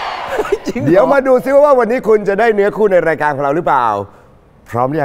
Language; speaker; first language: Thai; native; Thai